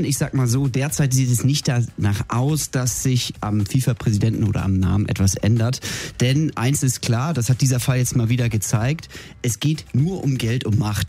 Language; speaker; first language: German; native; German